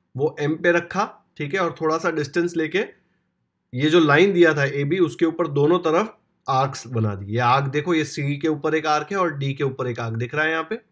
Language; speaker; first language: Hindi; non-native, local second language; Marathi